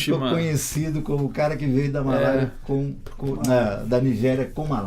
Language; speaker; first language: Portuguese; native; Portuguese